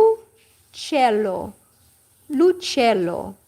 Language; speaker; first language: Italian; non-native, learner; Portuguese